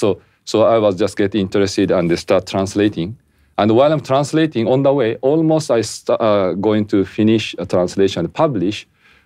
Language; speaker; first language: English; non-native, fluent; Japanese